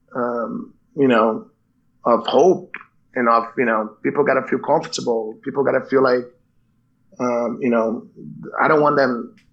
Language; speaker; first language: English; non-native, fluent; Portuguese